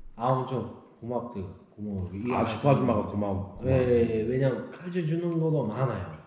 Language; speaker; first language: Korean; non-native, learner; Uzbek